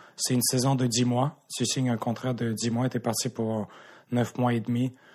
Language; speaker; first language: French; early bilingual, other home language; Russian